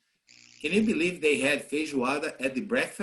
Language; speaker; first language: English; non-native, fluent; Portuguese